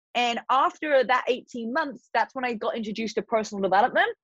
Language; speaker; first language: English; native; English